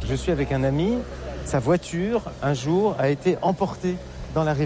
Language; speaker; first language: French; native; French